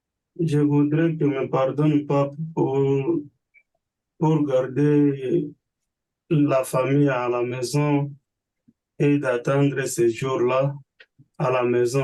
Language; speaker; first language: French; non-native, learner; Swahili